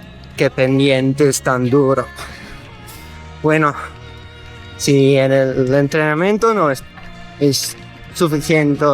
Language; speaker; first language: Spanish; non-native, learner; Dutch